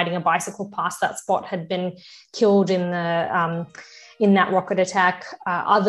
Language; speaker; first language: English; early bilingual, other home language; Russian